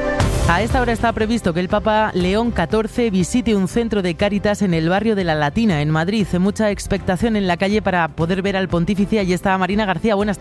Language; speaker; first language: Spanish; native; Spanish